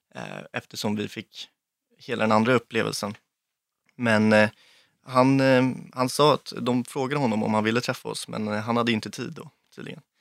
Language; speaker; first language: Swedish; native; Swedish